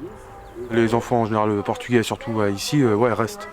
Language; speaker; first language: French; early bilingual, other home language; Portuguese